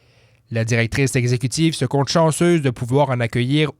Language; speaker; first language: French; native; French